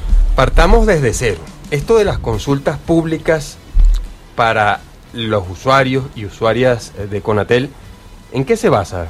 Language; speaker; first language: Spanish; native; Spanish